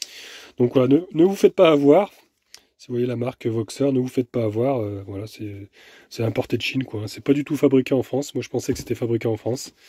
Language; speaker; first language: French; native; French